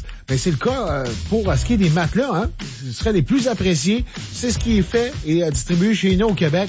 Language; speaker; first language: French; native; French